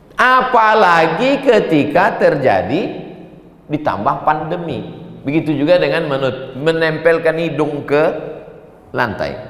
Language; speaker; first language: Indonesian; native; Indonesian